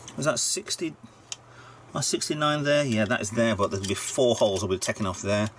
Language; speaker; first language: English; native; English